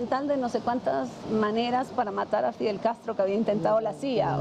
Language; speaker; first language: Spanish; native; Spanish